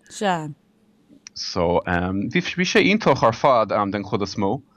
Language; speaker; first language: Irish; non-native, learner; English